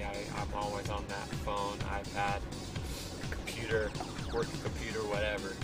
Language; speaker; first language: English; native; English